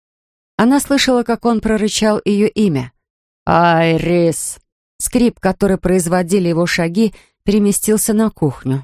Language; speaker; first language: Russian; native; Russian